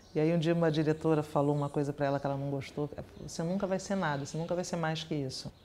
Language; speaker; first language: Portuguese; native; Portuguese